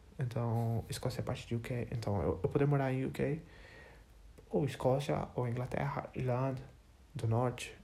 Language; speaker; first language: Portuguese; non-native, learner; English